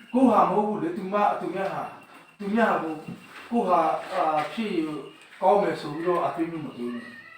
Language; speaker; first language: Burmese; non-native, local second language; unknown